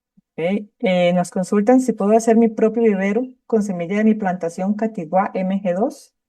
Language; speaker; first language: Spanish; native; Spanish